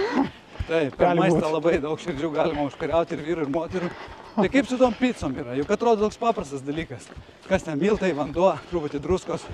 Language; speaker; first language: Lithuanian; native; Lithuanian